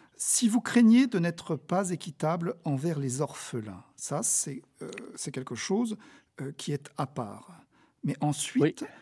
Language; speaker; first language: French; native; French